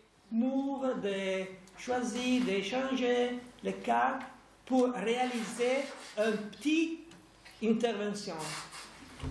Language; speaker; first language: French; non-native, fluent; Italian